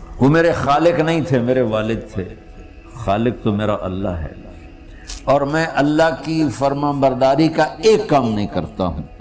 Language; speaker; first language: Urdu; non-native, local second language; Punjabi